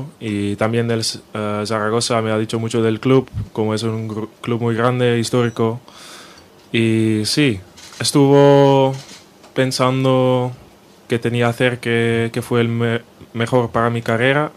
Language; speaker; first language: Spanish; non-native, fluent; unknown